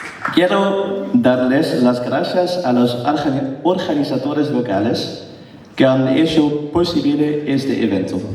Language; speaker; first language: Spanish; non-native, learner; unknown